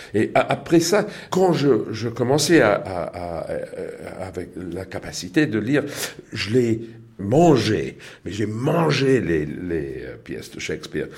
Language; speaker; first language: French; non-native, learner; English